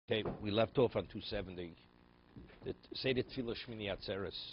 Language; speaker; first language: English; native; English